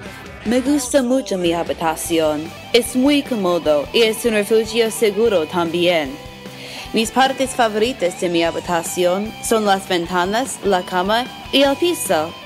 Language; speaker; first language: Spanish; non-native, learner; English